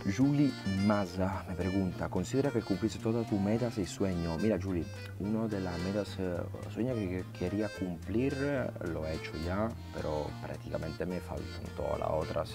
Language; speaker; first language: Spanish; non-native, fluent; Italian